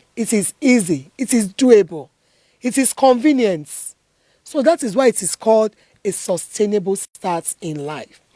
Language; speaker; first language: English; non-native, local second language; Yoruba